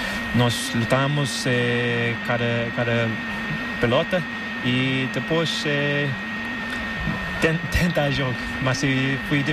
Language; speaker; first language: Spanish; non-native, learner; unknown